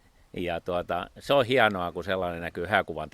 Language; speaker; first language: Finnish; native; Finnish